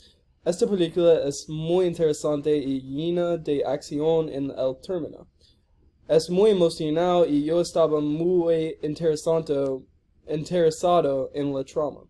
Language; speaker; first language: Spanish; non-native, learner; English